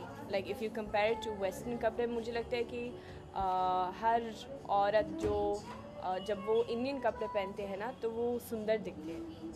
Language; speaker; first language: Hindi; non-native, fluent; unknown